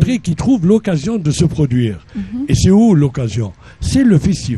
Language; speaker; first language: French; non-native, local second language; Arabic